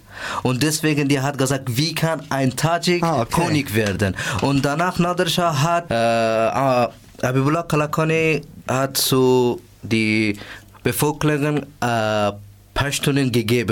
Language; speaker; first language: German; non-native, learner; Persian